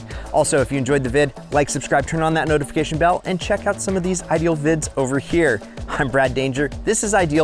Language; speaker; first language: English; native; English